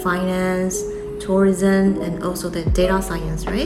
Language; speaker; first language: English; non-native, fluent; Chinese